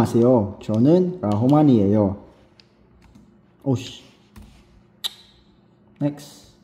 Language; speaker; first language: Korean; non-native, fluent; Filipino